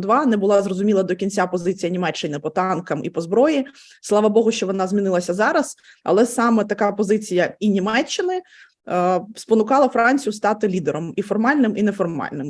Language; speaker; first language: Ukrainian; native; Ukrainian